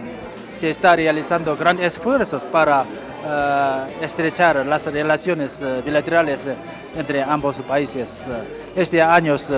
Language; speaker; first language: Spanish; non-native, fluent; Korean